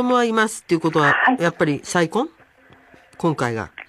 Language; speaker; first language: Japanese; native; Japanese